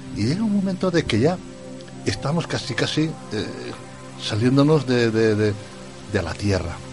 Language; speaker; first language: Spanish; native; Spanish